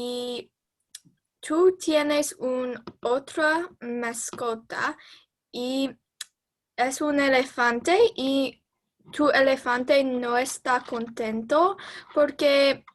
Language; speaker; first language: Spanish; non-native, learner; English